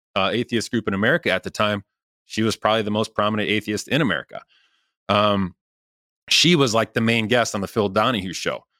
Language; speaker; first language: English; native; English